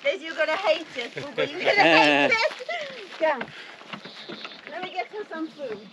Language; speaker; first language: English; native; English